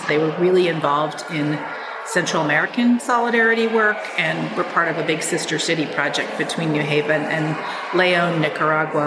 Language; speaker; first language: English; native; English